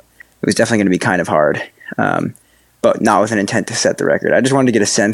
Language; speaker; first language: English; native; English